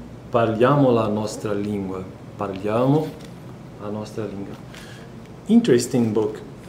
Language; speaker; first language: Italian; non-native, learner; Portuguese